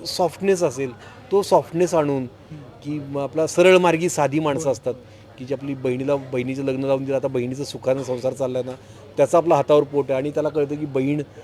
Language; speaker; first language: Marathi; native; Marathi